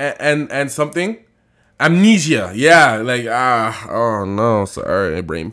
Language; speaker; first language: English; native; English